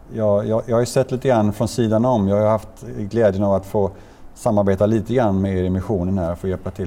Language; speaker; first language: Swedish; native; Swedish